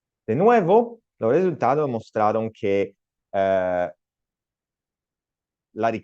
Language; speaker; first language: Spanish; non-native, learner; Italian